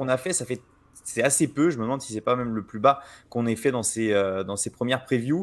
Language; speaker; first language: French; native; French